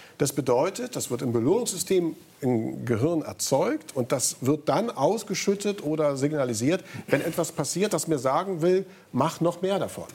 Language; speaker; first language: German; native; German